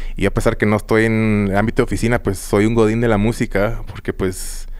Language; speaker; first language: Spanish; native; Spanish